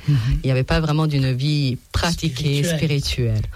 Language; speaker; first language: French; non-native, fluent; Serbian